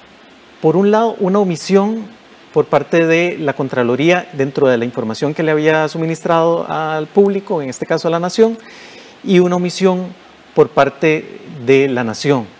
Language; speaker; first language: Spanish; native; Spanish